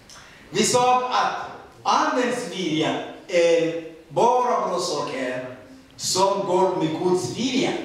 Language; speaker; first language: Swedish; non-native, fluent; Rundi